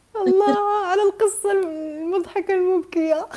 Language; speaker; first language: Arabic; native; Arabic